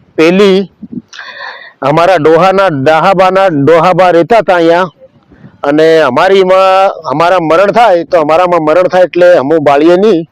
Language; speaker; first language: Gujarati; native; Gujarati